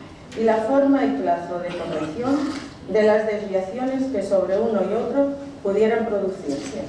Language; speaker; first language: Spanish; native; Spanish